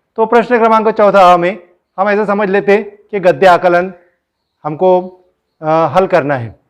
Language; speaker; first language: Hindi; non-native, local second language; Marathi